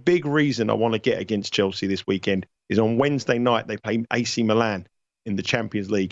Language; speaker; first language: English; native; English